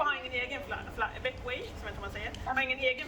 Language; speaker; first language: Swedish; native; Swedish